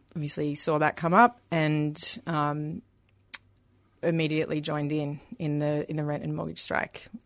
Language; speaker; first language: English; native; English